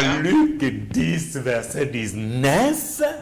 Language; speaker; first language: French; non-native, local second language; Lingala